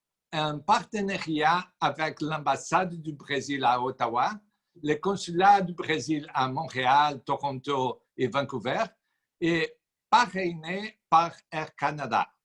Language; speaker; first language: French; non-native, fluent; Portuguese